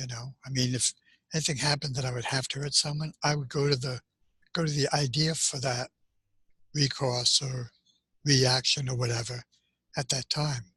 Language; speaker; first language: English; native; English